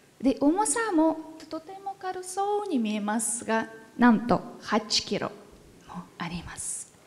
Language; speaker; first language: Japanese; non-native, fluent; Ukrainian